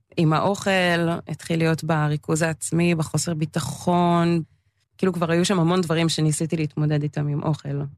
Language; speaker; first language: Hebrew; early bilingual, other home language; English